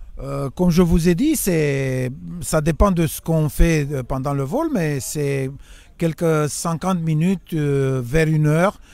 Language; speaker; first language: French; non-native, fluent; Romanian